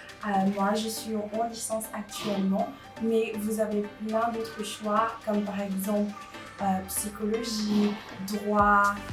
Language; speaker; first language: French; non-native, local second language; Malagasy